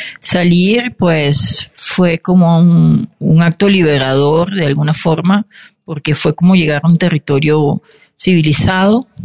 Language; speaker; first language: Spanish; native; Spanish